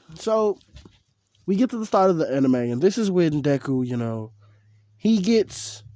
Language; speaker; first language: English; native; English